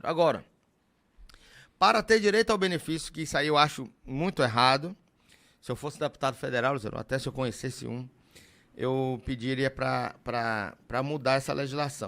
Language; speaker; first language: Portuguese; native; Portuguese